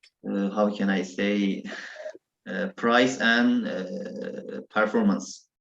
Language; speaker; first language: English; non-native, learner; Turkish